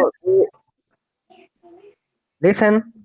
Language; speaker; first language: English; non-native, learner; Spanish